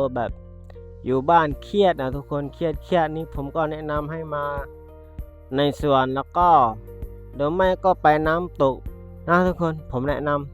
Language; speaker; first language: Thai; non-native, local second language; Pattani Malay